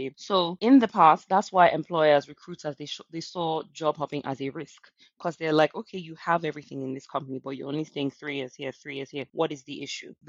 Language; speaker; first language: English; non-native, local second language; Yoruba